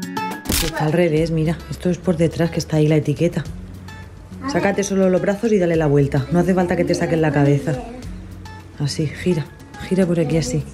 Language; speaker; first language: Spanish; native; Spanish